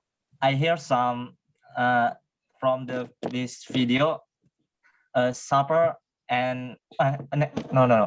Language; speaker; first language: English; non-native, learner; Indonesian